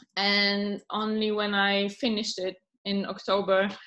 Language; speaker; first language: English; non-native, fluent; Polish